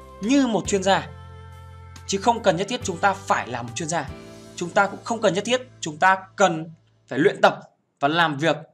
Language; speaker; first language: Vietnamese; native; Vietnamese